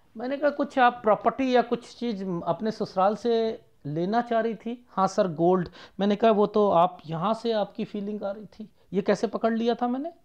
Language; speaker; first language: Hindi; native; Hindi